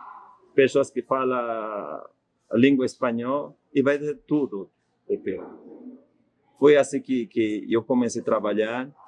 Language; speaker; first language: Portuguese; non-native, fluent; Spanish